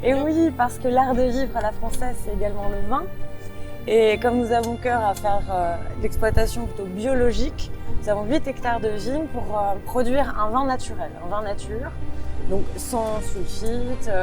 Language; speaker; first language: French; native; French